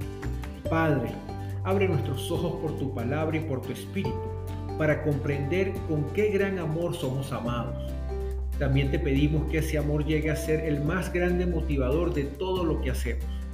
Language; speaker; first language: Spanish; native; Spanish